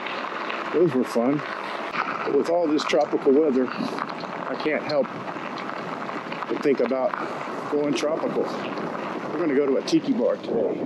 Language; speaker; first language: English; native; English